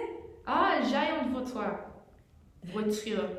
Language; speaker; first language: French; non-native, learner; English